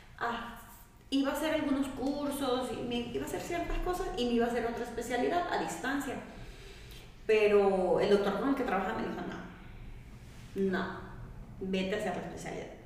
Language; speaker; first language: Spanish; native; Spanish